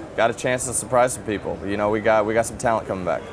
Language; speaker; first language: English; native; English